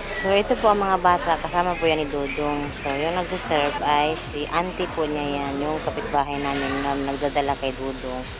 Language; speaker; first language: Filipino; non-native, local second language; Cebuano